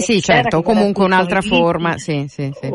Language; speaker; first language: Italian; native; Italian